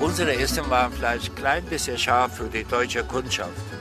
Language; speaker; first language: German; non-native, learner; Turkish